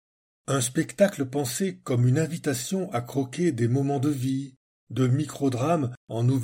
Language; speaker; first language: French; native; French